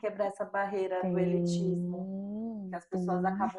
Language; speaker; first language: Portuguese; native; Portuguese